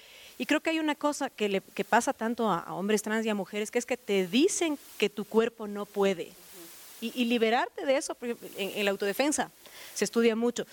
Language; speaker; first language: Spanish; native; Spanish